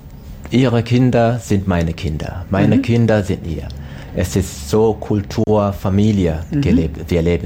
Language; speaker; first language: German; non-native, learner; Swahili